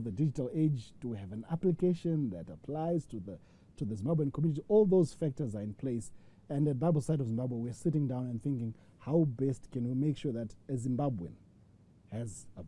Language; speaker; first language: English; non-native, local second language; Shona